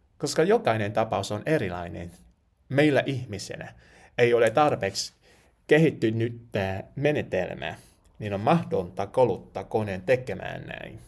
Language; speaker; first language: Finnish; non-native, learner; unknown